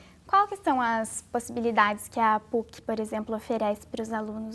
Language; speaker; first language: Portuguese; native; Portuguese